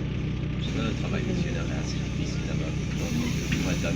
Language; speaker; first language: French; early bilingual, heritage; English